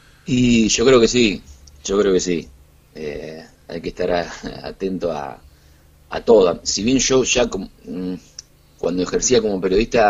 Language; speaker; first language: Spanish; native; Spanish